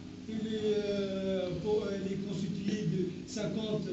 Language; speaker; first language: French; non-native, local second language; Arabic